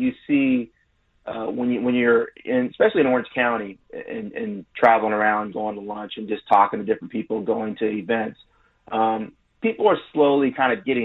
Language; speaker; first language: English; native; English